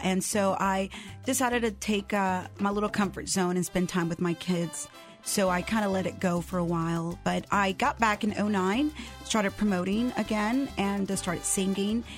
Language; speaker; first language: English; early bilingual, other home language; Spanish